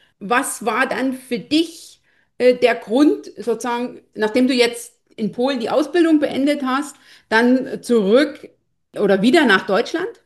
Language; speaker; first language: German; native; German